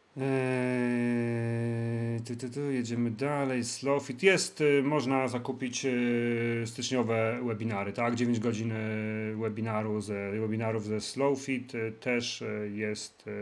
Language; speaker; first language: Polish; native; Polish